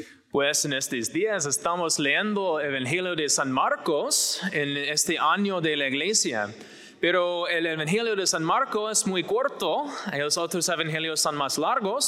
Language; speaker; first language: Spanish; non-native, fluent; English